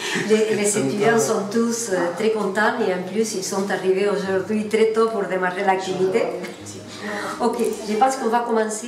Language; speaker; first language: French; non-native, fluent; Spanish